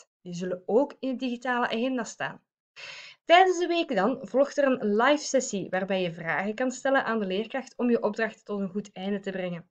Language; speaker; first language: Dutch; native; Dutch